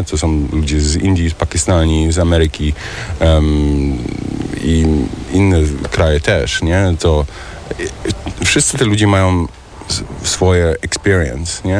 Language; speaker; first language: Polish; early bilingual, heritage; German